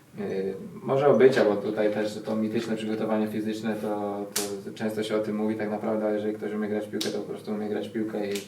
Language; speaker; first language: Polish; native; Polish